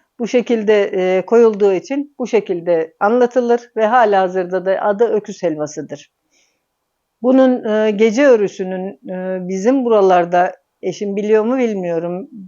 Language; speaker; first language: Turkish; native; Turkish